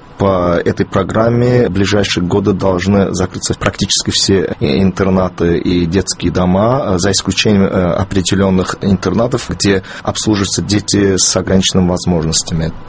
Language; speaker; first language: Russian; non-native, local second language; Azerbaijani